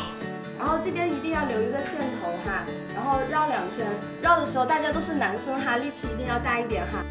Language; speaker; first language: Chinese; native; Chinese